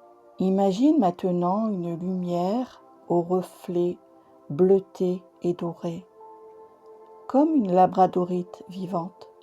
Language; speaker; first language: French; native; French